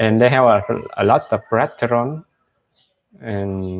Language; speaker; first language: English; non-native, learner; Vietnamese